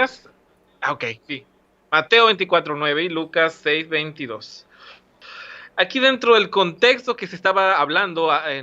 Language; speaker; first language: Spanish; native; Spanish